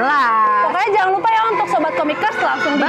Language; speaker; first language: Indonesian; native; Indonesian